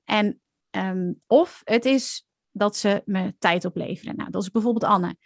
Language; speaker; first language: Dutch; native; Dutch